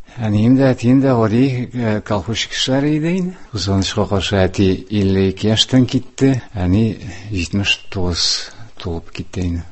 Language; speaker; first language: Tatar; non-native, local second language; Udmurt